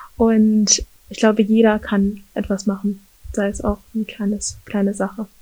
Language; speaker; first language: German; early bilingual, other home language; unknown